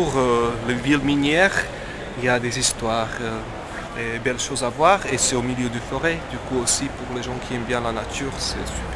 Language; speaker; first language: French; non-native, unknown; Slovak